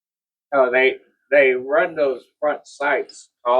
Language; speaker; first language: English; native; English